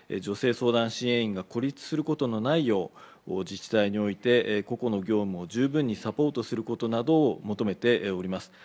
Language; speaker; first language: Japanese; native; Japanese